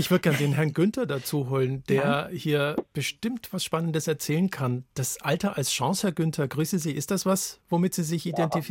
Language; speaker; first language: German; native; German